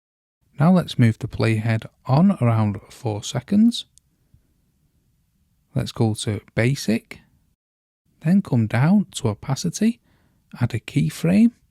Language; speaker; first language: English; native; English